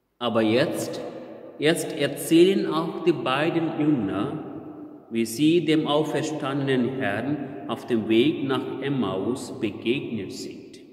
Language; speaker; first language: German; non-native, fluent; Telugu